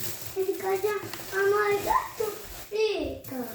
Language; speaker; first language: Russian; early bilingual, other home language; Armenian